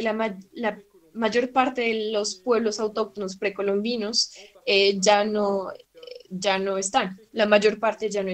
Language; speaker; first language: Spanish; non-native, fluent; French